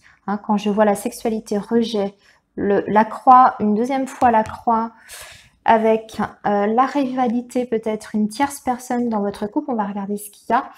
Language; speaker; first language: French; native; French